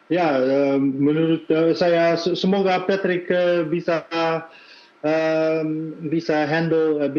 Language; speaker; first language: Indonesian; non-native, fluent; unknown